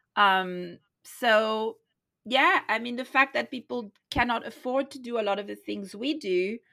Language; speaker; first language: English; non-native, fluent; French